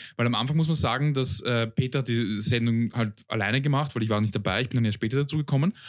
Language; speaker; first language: German; early bilingual, other home language; Bosnian